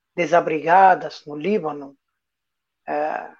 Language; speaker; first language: Portuguese; non-native, fluent; Arabic